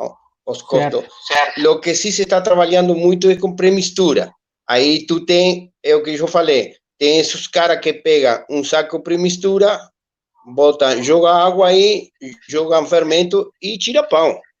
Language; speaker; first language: Portuguese; non-native, learner; Spanish